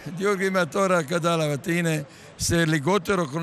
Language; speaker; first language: Greek; non-native, fluent; Serbian